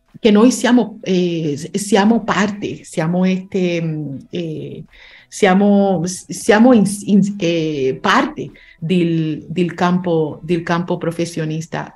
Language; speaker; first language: Italian; non-native, learner; Spanish